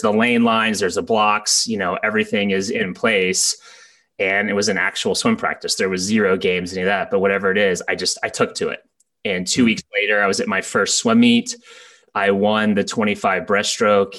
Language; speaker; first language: English; native; English